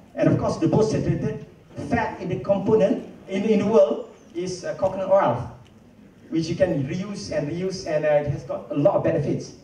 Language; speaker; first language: English; non-native, local second language; Malay